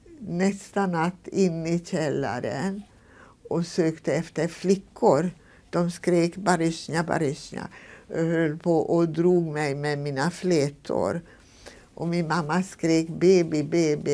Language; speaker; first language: Swedish; non-native, fluent; Hungarian